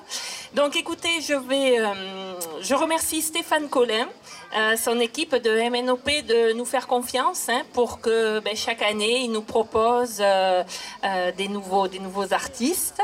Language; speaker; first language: French; native; French